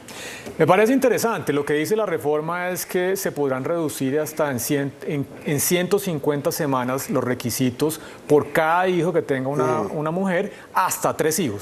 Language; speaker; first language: Spanish; native; Spanish